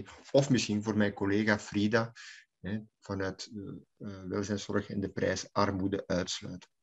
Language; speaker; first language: Dutch; native; Dutch